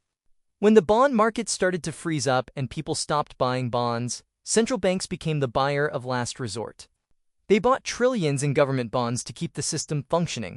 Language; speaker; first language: English; native; English